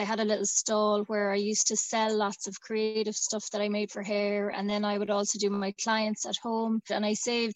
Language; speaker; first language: English; native; English